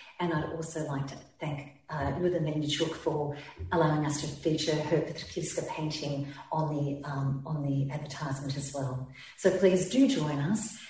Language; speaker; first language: English; early bilingual, other home language; Ukrainian